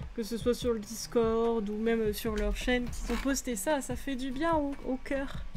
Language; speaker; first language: French; native; French